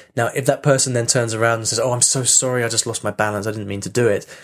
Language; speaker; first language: English; native; English